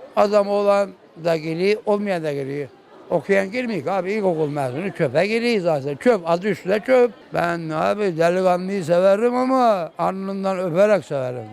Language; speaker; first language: Turkish; native; Turkish